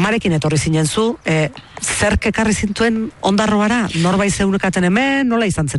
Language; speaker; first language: Basque; native; Basque